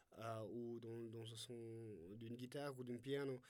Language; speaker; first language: French; non-native, fluent; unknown